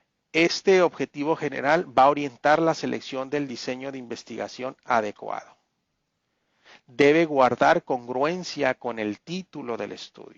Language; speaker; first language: Spanish; native; Spanish